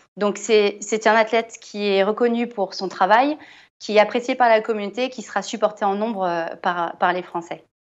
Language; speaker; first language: French; native; French